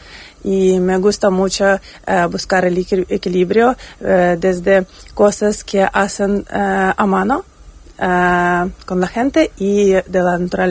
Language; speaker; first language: Spanish; non-native, fluent; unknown